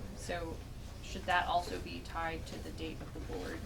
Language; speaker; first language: English; native; English